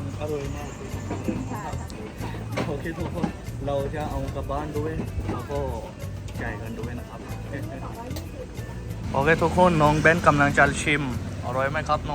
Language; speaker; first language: Thai; non-native, learner; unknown